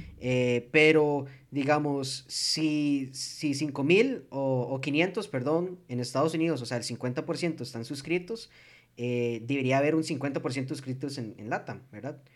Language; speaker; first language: Spanish; early bilingual, heritage; English